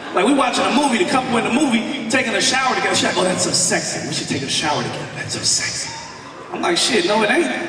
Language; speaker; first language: English; native; English